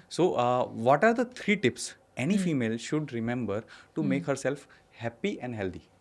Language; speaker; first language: English; non-native, local second language; Gujarati